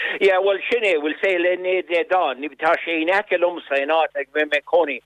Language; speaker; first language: Irish; non-native, local second language; English